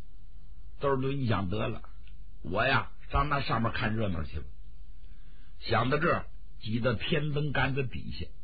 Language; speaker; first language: Chinese; native; Chinese